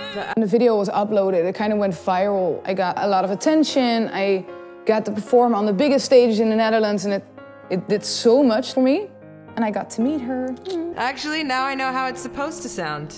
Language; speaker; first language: English; non-native, fluent; Dutch